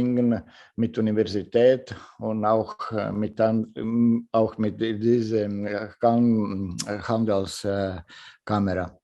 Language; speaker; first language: German; non-native, fluent; Latvian